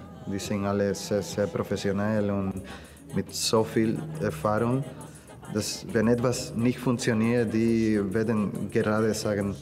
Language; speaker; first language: German; non-native, fluent; Spanish